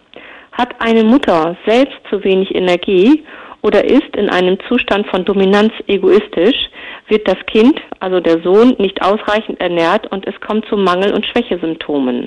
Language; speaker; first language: German; native; German